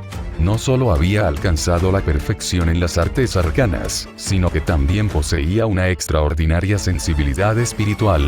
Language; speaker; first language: Spanish; native; Spanish